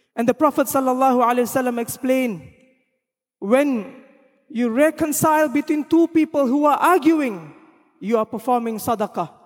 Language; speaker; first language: English; non-native, local second language; Malay